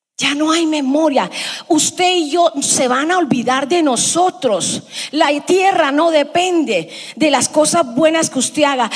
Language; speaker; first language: Spanish; early bilingual, heritage; Spanish